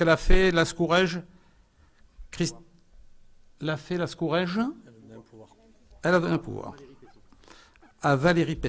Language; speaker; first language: French; native; French